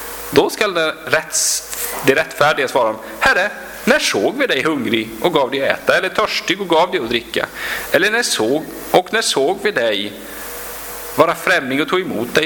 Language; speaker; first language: Swedish; native; Swedish